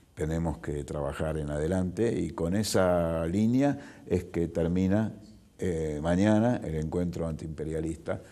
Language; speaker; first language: Spanish; native; Spanish